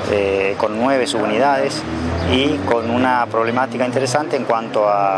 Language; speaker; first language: Spanish; native; Spanish